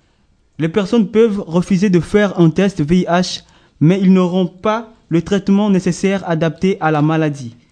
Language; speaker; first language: French; native; French